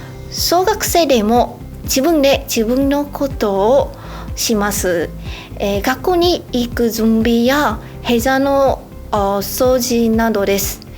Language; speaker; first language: Japanese; non-native, learner; Vietnamese